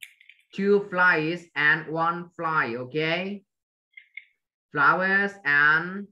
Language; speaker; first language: English; non-native, fluent; Vietnamese